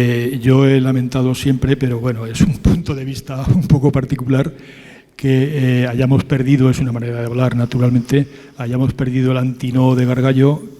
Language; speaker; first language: Spanish; native; Spanish